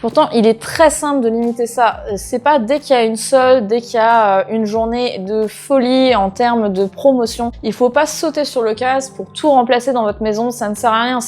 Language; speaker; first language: French; native; French